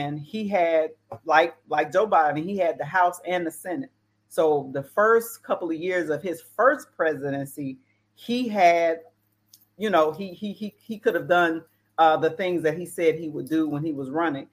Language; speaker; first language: English; native; English